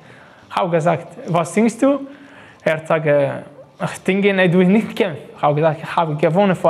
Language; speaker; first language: German; non-native, local second language; Arabic